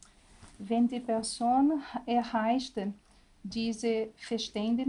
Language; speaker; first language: German; non-native, learner; Portuguese